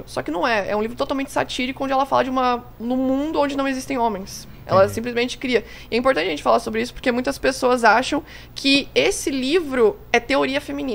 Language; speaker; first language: Portuguese; native; Portuguese